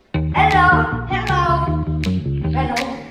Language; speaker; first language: English; non-native, learner; Korean